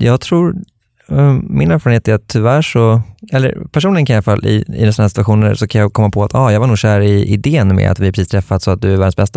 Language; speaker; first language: Swedish; native; Swedish